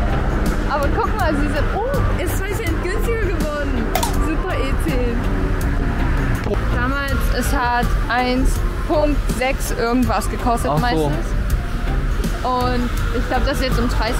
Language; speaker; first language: German; native; German